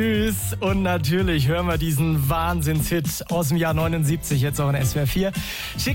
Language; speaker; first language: German; native; German